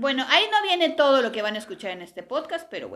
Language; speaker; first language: Spanish; native; Spanish